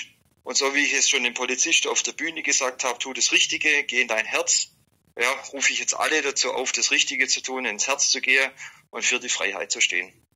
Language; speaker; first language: German; native; German